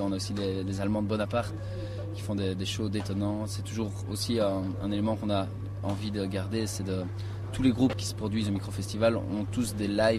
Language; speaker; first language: French; native; French